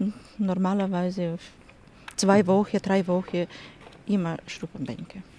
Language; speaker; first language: German; non-native, learner; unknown